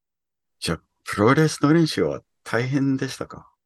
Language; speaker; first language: Japanese; early bilingual, heritage; English